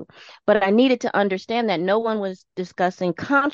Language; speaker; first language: English; native; English